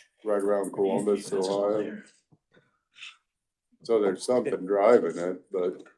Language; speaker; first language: English; native; English